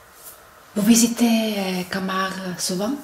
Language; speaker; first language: French; non-native, learner; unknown